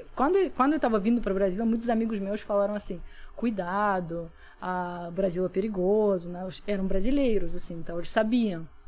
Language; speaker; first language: Portuguese; non-native, fluent; Russian